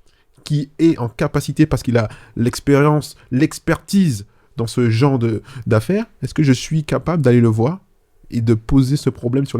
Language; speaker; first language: French; native; French